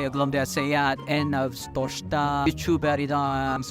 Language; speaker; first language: Swedish; non-native, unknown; Filipino